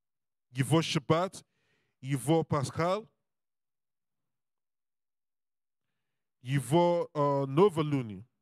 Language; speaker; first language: Russian; non-native, learner; English